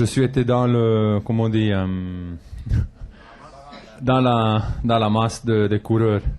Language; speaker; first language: French; non-native, local second language; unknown